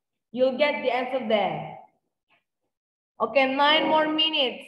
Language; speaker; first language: English; non-native, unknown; Indonesian